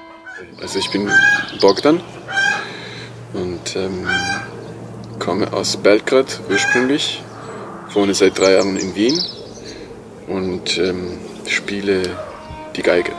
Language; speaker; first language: German; non-native, fluent; Serbian